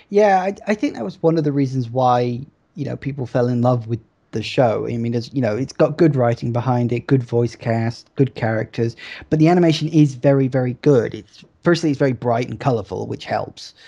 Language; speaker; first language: English; native; English